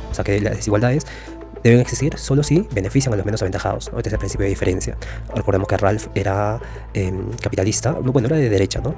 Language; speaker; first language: Spanish; native; Spanish